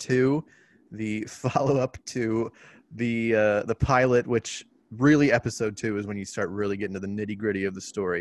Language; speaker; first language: English; native; English